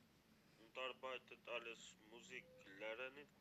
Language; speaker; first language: German; non-native, learner; Macedonian